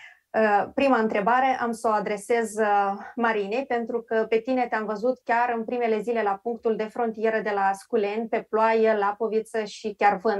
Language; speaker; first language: Romanian; native; Romanian